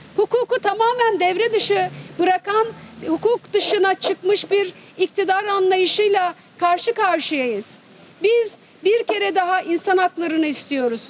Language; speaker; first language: Turkish; native; Turkish